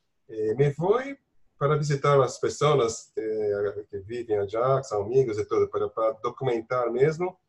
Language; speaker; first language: Spanish; non-native, learner; Portuguese